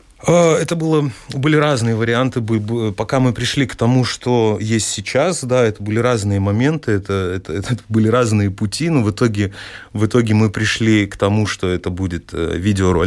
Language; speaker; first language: Russian; native; Russian